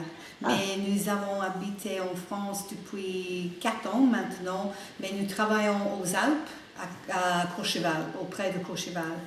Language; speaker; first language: French; non-native, learner; English